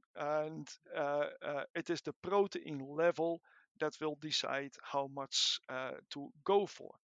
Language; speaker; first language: English; non-native, fluent; Dutch